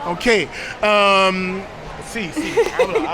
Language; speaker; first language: Spanish; non-native, learner; English